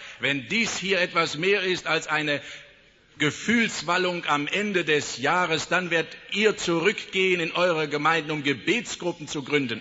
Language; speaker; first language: German; native; German